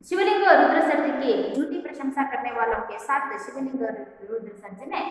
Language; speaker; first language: Hindi; non-native, local second language; Kannada